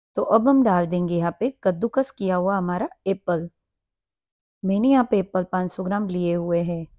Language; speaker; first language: Hindi; non-native, local second language; Gujarati